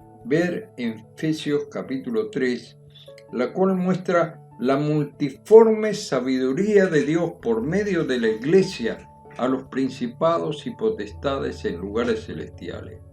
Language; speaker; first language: Spanish; native; Spanish